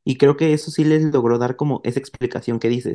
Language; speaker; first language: Spanish; native; Spanish